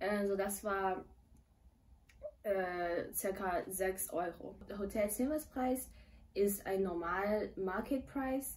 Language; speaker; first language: German; non-native, fluent; Chinese